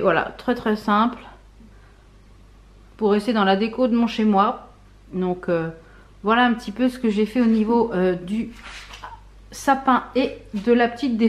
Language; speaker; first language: French; native; French